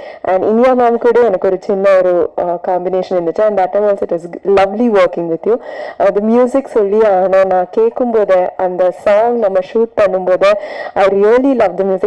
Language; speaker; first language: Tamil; non-native, fluent; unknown